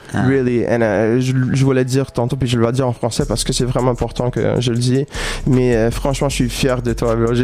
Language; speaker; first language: French; non-native, local second language; English